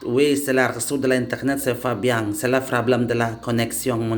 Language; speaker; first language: French; non-native, learner; Indonesian